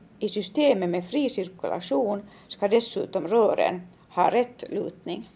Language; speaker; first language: Swedish; native; Swedish